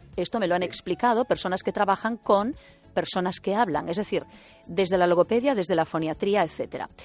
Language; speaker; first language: Spanish; native; Spanish